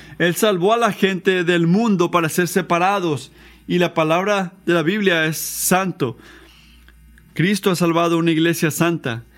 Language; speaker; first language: Spanish; non-native, fluent; English